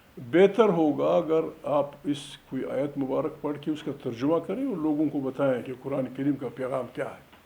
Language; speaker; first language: Urdu; non-native, local second language; Pashto